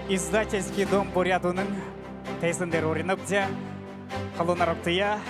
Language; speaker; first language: Russian; native; Russian